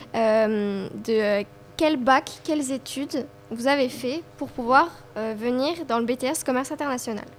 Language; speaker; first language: French; native; French